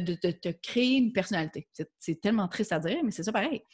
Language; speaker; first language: French; native; French